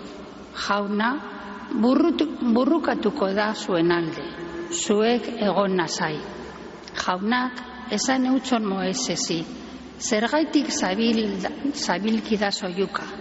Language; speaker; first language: Basque; native; Basque